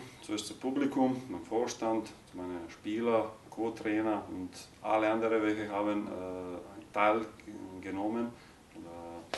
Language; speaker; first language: German; non-native, learner; Croatian